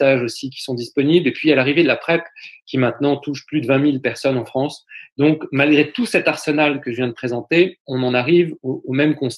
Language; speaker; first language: French; native; French